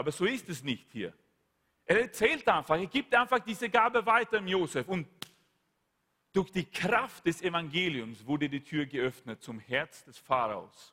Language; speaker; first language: German; non-native, fluent; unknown